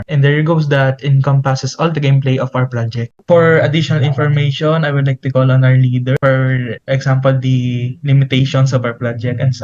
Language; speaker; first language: English; non-native, local second language; Filipino